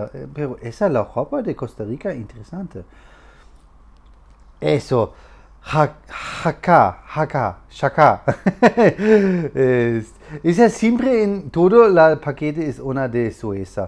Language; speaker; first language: Spanish; non-native, learner; German